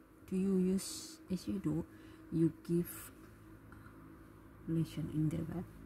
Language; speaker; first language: English; non-native, learner; Indonesian